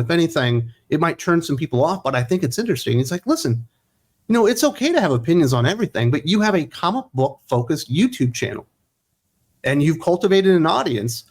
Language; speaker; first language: English; native; English